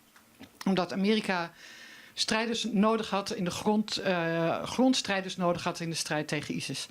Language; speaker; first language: Dutch; native; Dutch